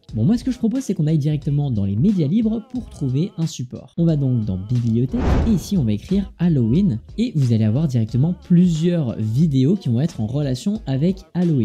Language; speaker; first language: French; native; French